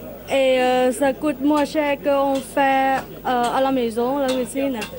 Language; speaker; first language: French; non-native, learner; Thai